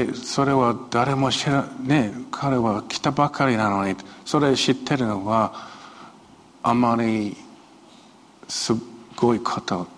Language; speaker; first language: Japanese; non-native, fluent; Chinese